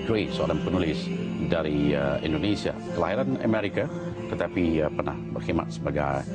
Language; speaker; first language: Malay; native; Malay